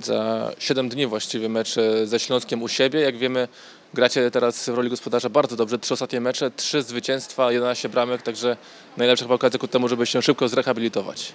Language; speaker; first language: Polish; native; Polish